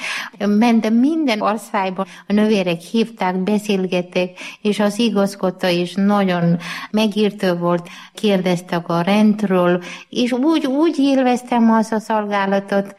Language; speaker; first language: Hungarian; non-native, learner; Malayalam